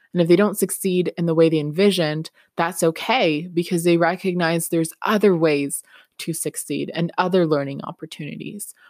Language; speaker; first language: English; non-native, fluent; Spanish